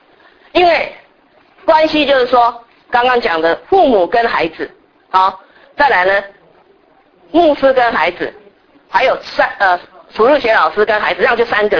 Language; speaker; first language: Chinese; native; Chinese